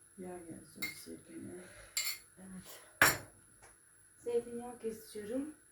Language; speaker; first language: Turkish; native; Turkish